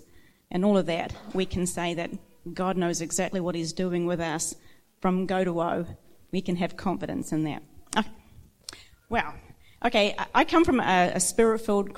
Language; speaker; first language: English; native; English